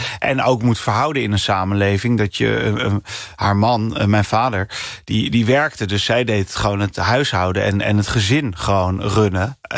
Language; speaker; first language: Dutch; early bilingual, other home language; Punjabi